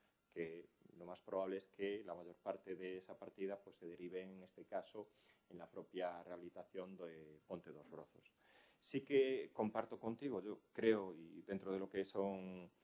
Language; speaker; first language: Spanish; native; Spanish